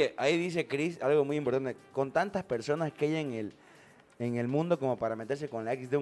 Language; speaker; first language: Spanish; native; Spanish